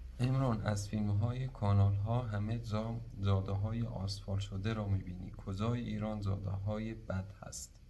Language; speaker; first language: Persian; non-native, local second language; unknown